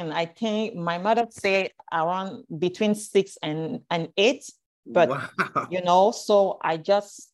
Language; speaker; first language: English; non-native, fluent; French